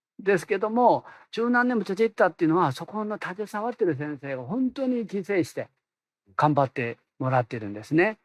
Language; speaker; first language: Japanese; non-native, fluent; Korean